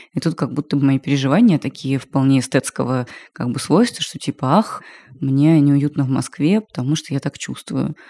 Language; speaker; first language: Russian; native; Russian